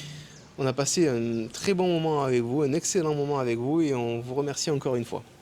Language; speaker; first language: French; native; French